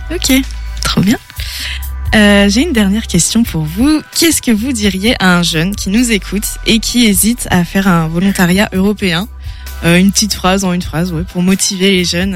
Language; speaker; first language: French; native; French